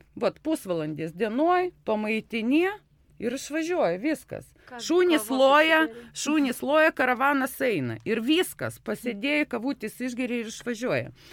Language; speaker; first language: Lithuanian; non-native, local second language; Russian